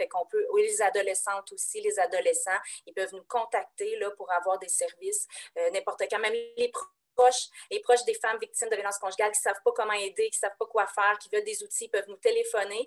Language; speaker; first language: French; native; French